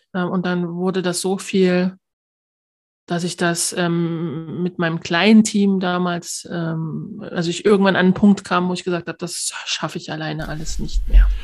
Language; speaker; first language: German; native; German